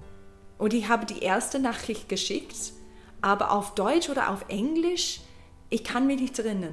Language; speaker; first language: German; non-native, learner; English